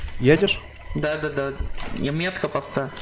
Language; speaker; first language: Russian; non-native, learner; Armenian